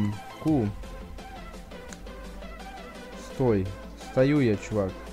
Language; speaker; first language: Russian; native; Russian